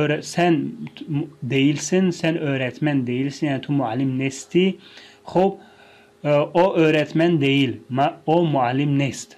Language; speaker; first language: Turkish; non-native, fluent; Tajik